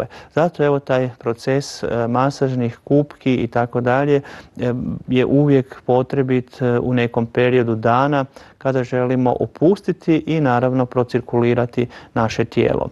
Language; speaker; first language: Croatian; native; Croatian